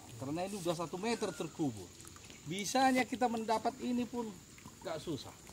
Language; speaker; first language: Indonesian; native; Indonesian